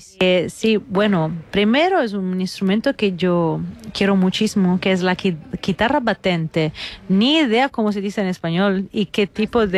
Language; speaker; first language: Spanish; non-native, fluent; Italian